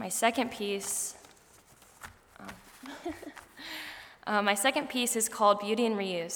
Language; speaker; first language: English; native; English